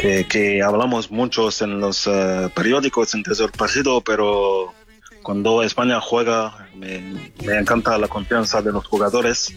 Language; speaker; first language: Spanish; non-native, fluent; French